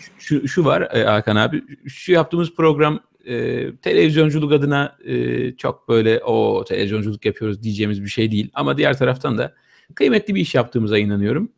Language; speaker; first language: Turkish; native; Turkish